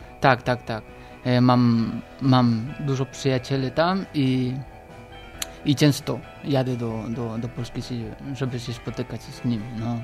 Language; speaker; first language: Polish; non-native, learner; Spanish